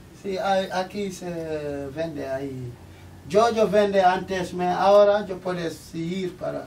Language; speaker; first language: Spanish; non-native, learner; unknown